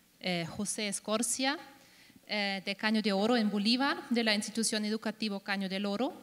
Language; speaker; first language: Spanish; non-native, fluent; German